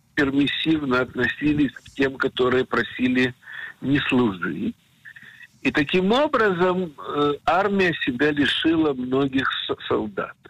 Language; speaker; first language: Russian; native; Russian